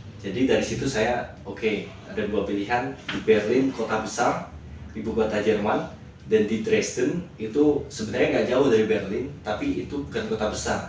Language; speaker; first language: Indonesian; native; Indonesian